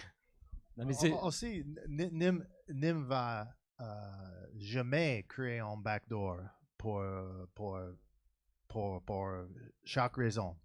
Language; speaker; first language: French; non-native, learner; English